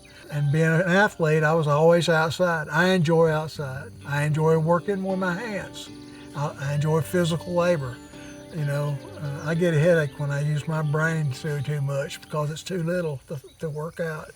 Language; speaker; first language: English; native; English